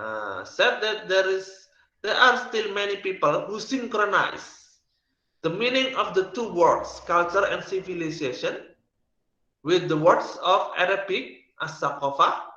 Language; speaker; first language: English; non-native, learner; Indonesian